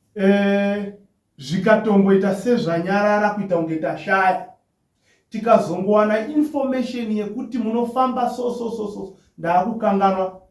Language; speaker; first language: Shona; native; Shona